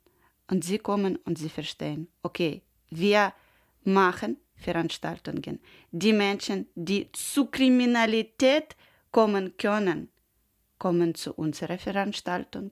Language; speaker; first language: German; non-native, learner; Ukrainian